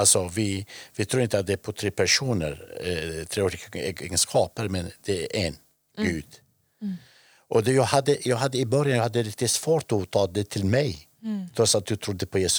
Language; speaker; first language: Swedish; non-native, fluent; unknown